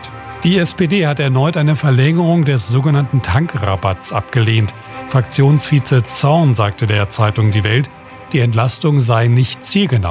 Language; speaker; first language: German; native; German